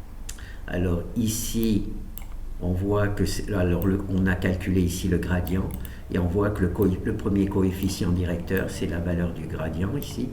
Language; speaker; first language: French; native; French